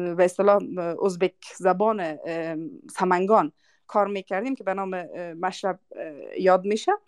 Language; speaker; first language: Persian; non-native, local second language; Uzbek